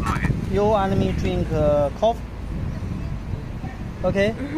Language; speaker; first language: English; non-native, learner; Chinese